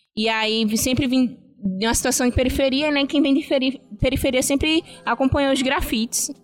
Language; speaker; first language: Portuguese; native; Portuguese